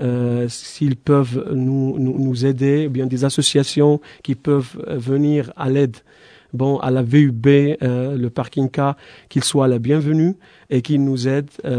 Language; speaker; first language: French; non-native, fluent; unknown